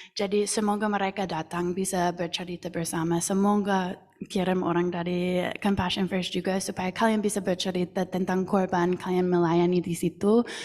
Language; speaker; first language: Indonesian; non-native, fluent; English